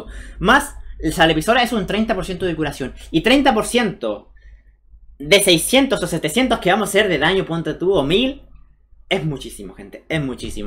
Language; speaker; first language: Spanish; native; Spanish